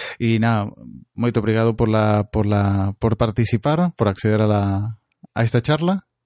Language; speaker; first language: Spanish; native; Spanish